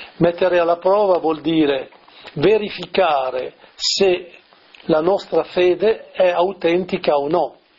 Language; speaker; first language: Italian; native; Italian